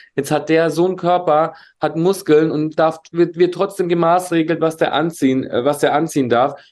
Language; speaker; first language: German; native; German